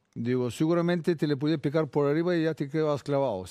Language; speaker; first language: Spanish; non-native, fluent; Bulgarian